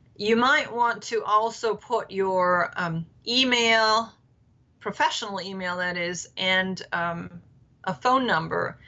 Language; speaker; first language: English; non-native, fluent; German